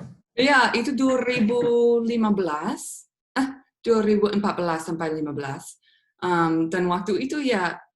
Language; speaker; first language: Indonesian; non-native, fluent; English